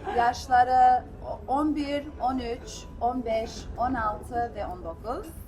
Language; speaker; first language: Turkish; early bilingual, heritage; Turkish